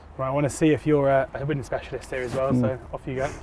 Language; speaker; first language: English; native; English